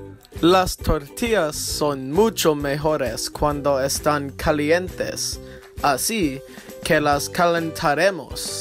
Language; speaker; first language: Spanish; non-native, learner; English